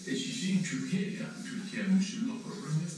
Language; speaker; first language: Turkish; non-native, learner; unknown